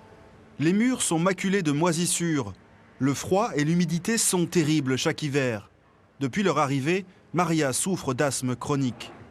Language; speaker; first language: French; native; French